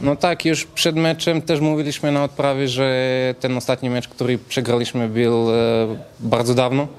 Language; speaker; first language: Polish; non-native, fluent; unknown